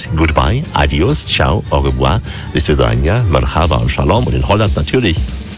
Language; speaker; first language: German; native; German